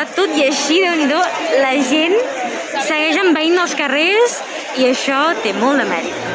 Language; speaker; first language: Catalan; native; Catalan